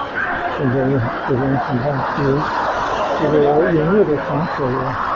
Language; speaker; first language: Chinese; native; Chinese